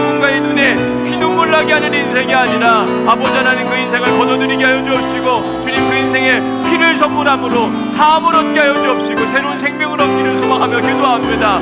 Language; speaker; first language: Korean; native; Korean